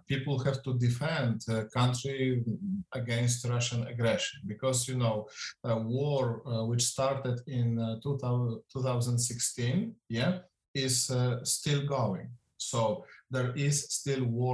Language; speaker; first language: English; non-native, fluent; Polish